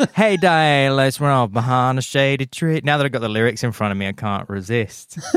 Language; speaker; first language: English; native; English